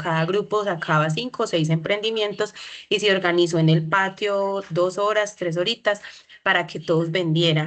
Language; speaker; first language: Spanish; native; Spanish